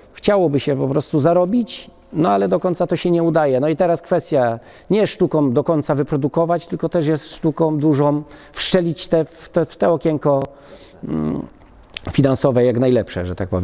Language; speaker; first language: Polish; native; Polish